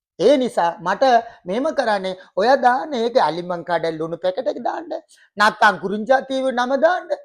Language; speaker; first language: Sinhala; non-native, local second language; Tamil